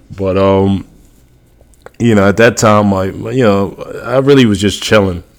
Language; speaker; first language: English; early bilingual, other home language; Spanish